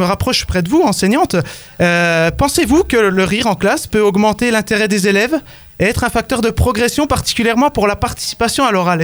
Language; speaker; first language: French; native; French